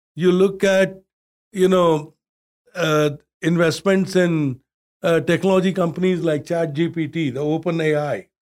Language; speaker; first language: English; non-native, local second language; Hindi